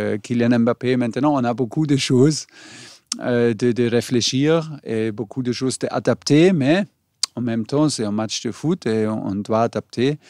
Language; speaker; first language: French; non-native, learner; German